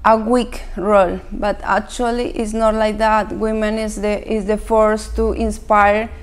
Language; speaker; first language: English; non-native, fluent; Spanish